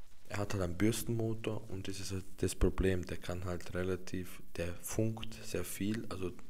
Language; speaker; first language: German; native; German